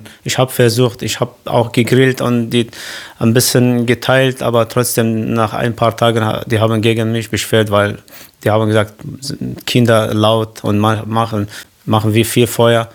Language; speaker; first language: German; non-native, local second language; Kurdish